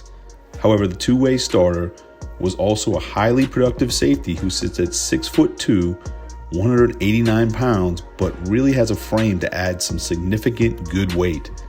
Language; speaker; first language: English; native; English